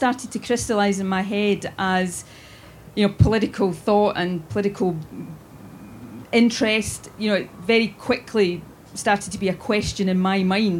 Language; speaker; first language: English; native; English